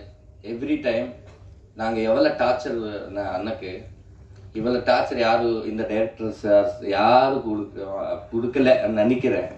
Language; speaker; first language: Tamil; non-native, learner; Telugu